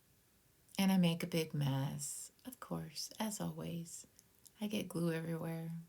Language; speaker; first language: English; native; English